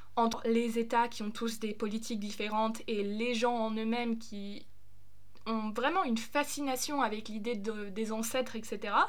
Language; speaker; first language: French; non-native, fluent; German